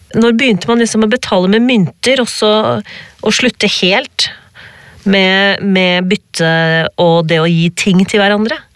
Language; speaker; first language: Norwegian; early bilingual, other home language; Urdu